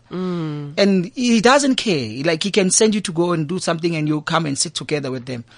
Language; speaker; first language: English; non-native, local second language; Zulu